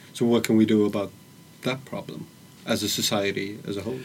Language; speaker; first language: English; non-native, fluent; Swedish